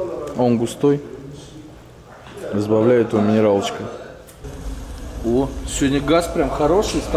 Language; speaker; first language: Russian; native; Russian